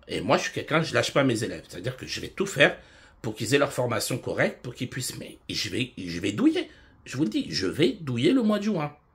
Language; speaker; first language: French; native; French